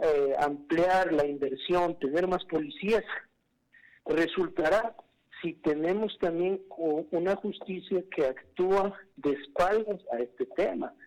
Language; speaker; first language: Spanish; native; Spanish